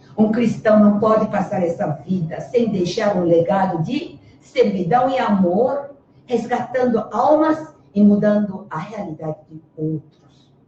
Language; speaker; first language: Portuguese; early bilingual, other home language; Korean